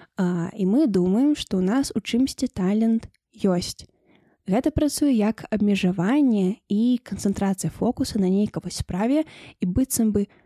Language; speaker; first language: Belarusian; non-native, local second language; Russian